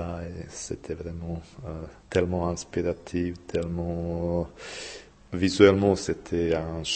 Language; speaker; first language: French; non-native, fluent; Bosnian